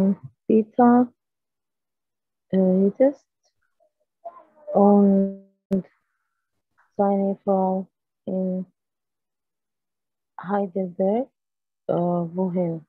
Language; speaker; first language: German; non-native, learner; Arabic